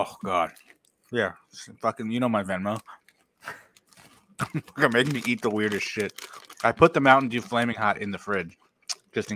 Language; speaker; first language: English; native; English